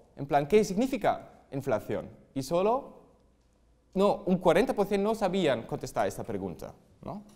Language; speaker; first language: Spanish; non-native, fluent; German